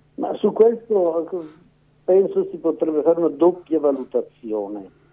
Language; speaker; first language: Italian; native; Italian